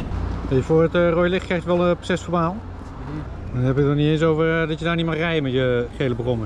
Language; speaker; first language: Dutch; native; Dutch